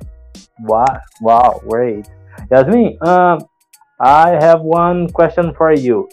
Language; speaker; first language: English; non-native, learner; Portuguese